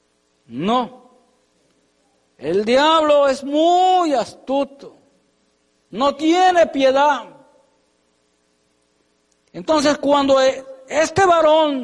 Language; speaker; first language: Spanish; native; Spanish